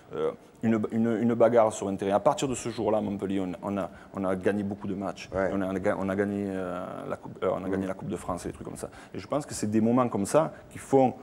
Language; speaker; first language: French; native; French